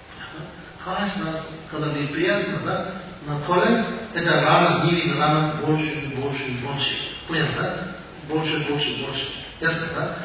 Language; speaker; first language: Russian; non-native, learner; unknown